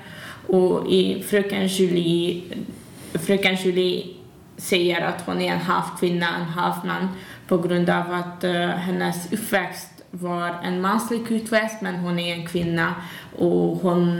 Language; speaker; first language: Swedish; non-native, learner; Hungarian